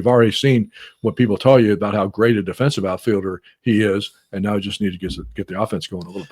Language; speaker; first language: English; native; English